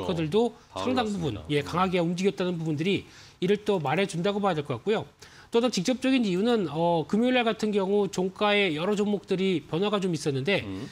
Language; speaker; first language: Korean; native; Korean